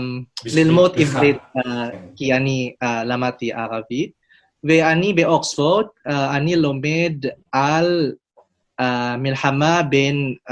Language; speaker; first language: Hebrew; non-native, learner; Indonesian